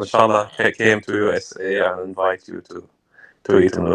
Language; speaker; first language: English; non-native, learner; Arabic